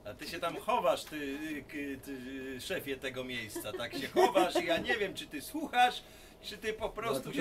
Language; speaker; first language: Polish; native; Polish